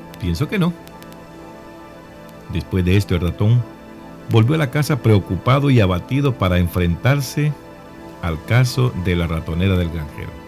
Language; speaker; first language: Spanish; native; Spanish